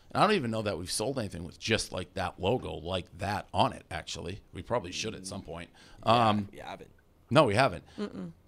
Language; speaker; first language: English; native; English